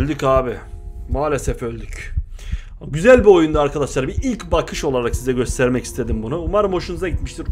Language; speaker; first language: Turkish; early bilingual, heritage; Turkish